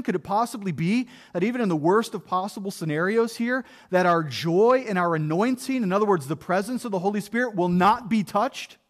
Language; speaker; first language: English; native; English